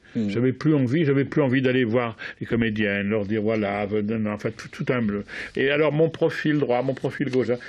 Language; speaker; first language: French; native; French